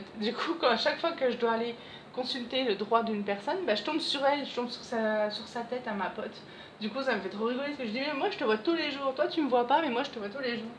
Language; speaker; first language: French; native; French